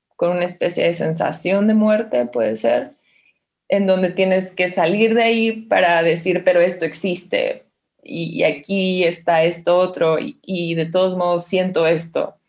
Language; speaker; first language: Spanish; native; Spanish